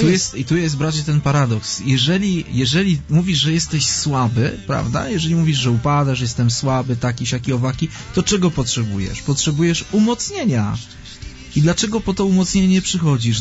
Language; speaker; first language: Polish; native; Polish